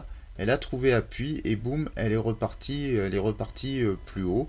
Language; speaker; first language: French; native; French